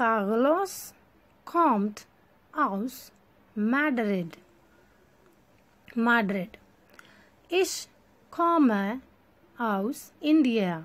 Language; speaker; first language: German; non-native, learner; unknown